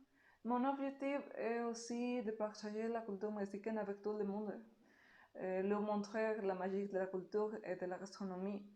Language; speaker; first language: French; non-native, learner; Spanish